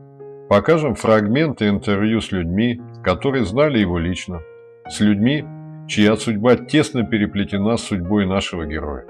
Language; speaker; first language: Russian; native; Russian